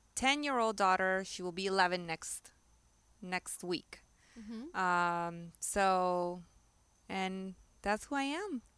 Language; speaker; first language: English; early bilingual, other home language; Spanish